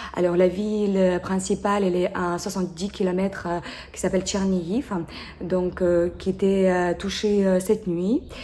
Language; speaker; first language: French; non-native, fluent; Ukrainian